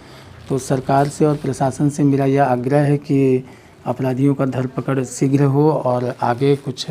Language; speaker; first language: Hindi; native; Hindi